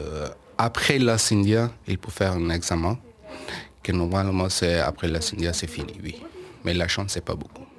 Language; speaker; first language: French; non-native, learner; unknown